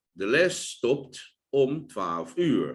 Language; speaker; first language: Dutch; non-native, fluent; Thai